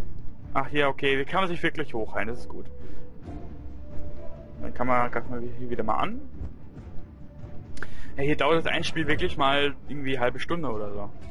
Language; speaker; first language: German; native; German